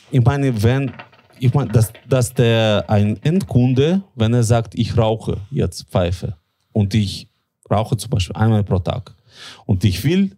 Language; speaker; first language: German; non-native, fluent; Latvian